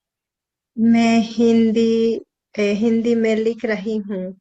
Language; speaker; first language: Hindi; non-native, learner; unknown